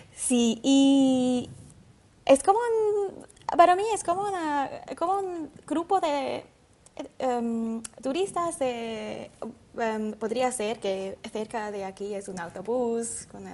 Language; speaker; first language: Spanish; non-native, learner; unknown